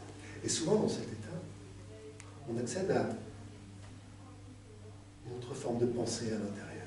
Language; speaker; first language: French; native; French